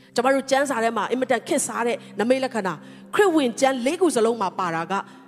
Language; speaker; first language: Burmese; non-native, local second language; Tedim Chin